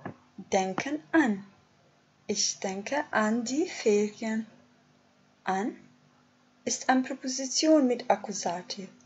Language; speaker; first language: German; non-native, fluent; Albanian